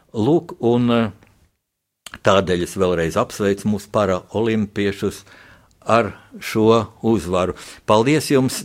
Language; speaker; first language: Latvian; native; Latvian